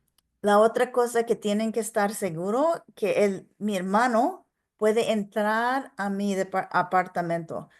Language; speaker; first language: Spanish; non-native, local second language; English